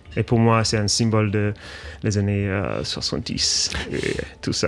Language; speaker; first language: French; non-native, fluent; English